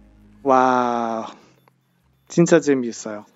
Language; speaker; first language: Korean; non-native, fluent; English